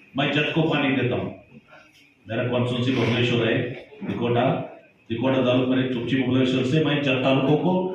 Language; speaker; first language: Hindi; non-native, local second language; Kannada